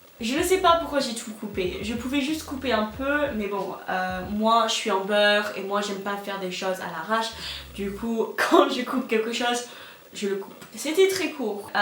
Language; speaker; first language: French; non-native, fluent; English